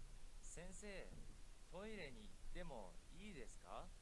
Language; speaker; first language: Japanese; non-native, learner; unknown